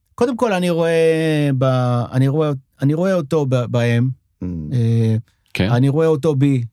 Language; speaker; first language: Hebrew; non-native, local second language; French